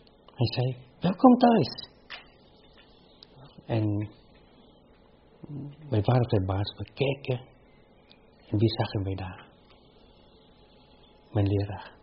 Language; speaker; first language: Dutch; non-native, fluent; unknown